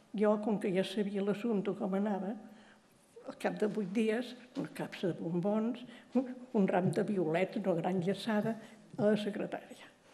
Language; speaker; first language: Catalan; native; Catalan